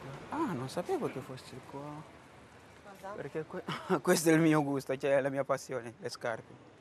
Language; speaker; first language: Italian; non-native, fluent; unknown